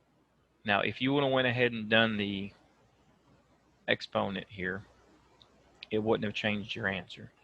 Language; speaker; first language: English; native; English